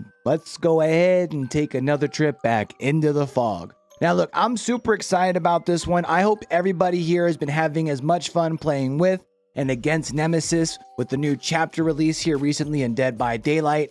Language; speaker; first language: English; native; English